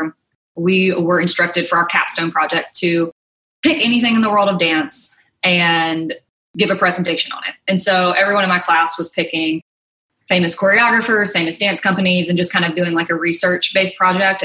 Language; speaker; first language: English; native; English